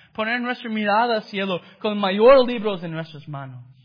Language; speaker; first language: Spanish; non-native, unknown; English